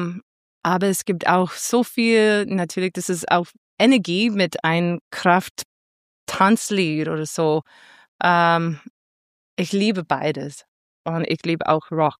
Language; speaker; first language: German; non-native, fluent; English